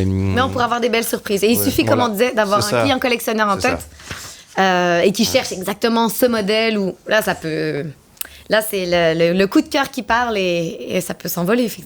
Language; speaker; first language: French; native; French